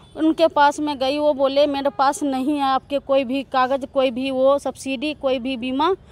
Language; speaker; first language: Hindi; native; Hindi